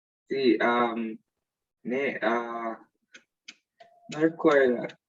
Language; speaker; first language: Spanish; non-native, learner; English